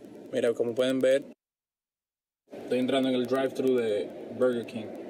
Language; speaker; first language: Spanish; native; Spanish